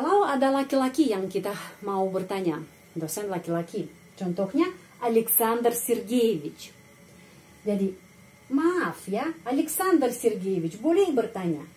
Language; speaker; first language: Indonesian; non-native, fluent; Russian